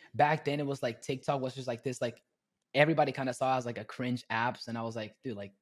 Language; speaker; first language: English; early bilingual, other home language; Spanish